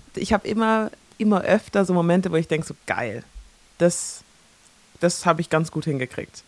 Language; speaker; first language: German; early bilingual, other home language; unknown